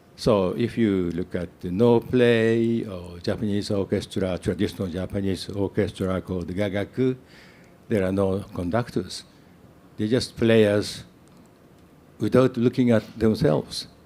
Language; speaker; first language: English; non-native, fluent; Japanese